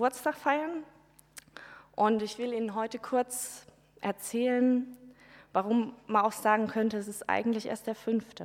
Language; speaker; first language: German; native; German